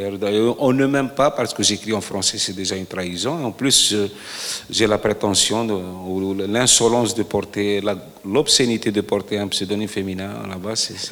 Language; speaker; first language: French; non-native, local second language; Arabic